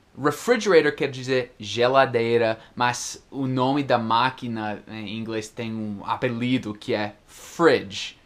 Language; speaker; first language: Portuguese; non-native, fluent; English